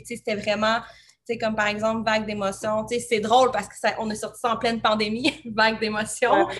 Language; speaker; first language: French; native; French